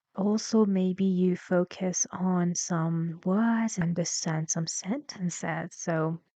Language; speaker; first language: English; non-native, fluent; Persian